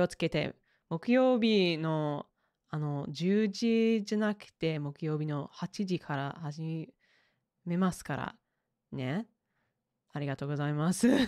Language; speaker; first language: Japanese; non-native, fluent; English